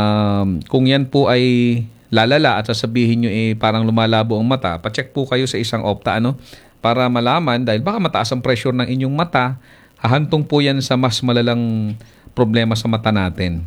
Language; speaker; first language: Filipino; native; Filipino